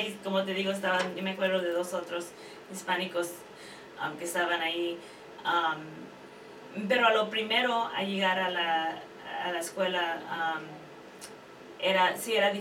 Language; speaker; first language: Spanish; early bilingual, heritage; Spanish